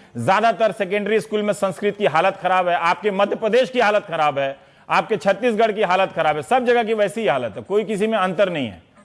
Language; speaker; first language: Hindi; non-native, local second language; Bhojpuri